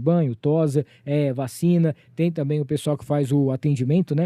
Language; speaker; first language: Portuguese; native; Portuguese